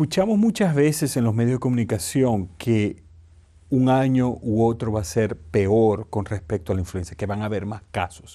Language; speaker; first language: Spanish; native; Spanish